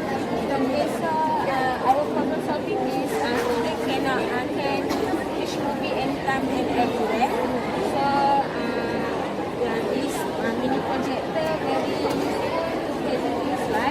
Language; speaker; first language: English; non-native, local second language; Malay